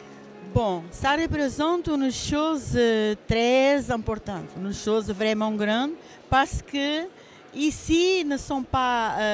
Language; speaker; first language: French; non-native, learner; Portuguese